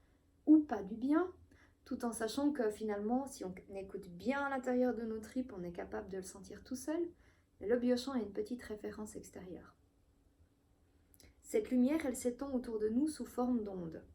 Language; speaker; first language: French; native; French